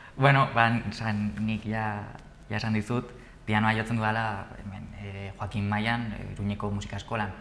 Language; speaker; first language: Basque; non-native, local second language; Spanish